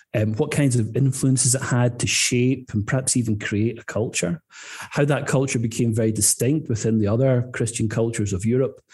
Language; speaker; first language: English; native; English